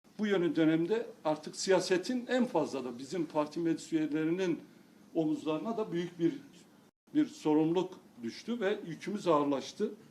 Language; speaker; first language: Turkish; non-native, local second language; Kurdish